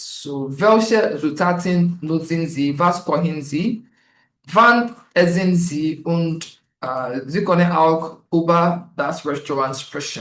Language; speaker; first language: German; non-native, learner; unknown